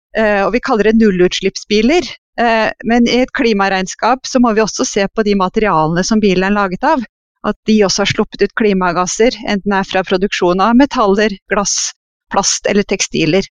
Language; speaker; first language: Norwegian; native; Norwegian